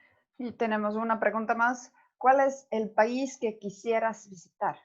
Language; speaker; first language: Spanish; non-native, fluent; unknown